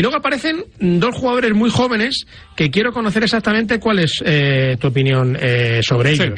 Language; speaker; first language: Spanish; native; Spanish